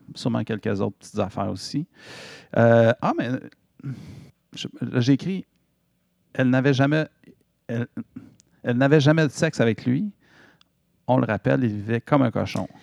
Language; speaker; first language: French; native; French